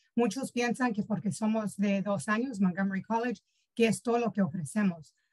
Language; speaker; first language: Spanish; early bilingual, heritage; Spanish